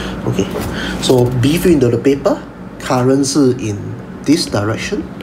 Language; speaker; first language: English; non-native, local second language; Chinese